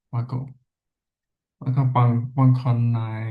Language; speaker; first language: Thai; non-native, learner; English